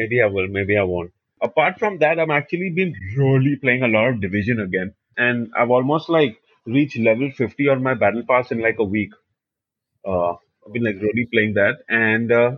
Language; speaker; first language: English; non-native, local second language; Hindi